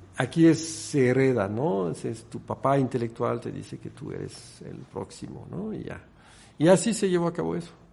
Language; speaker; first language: Spanish; non-native, fluent; French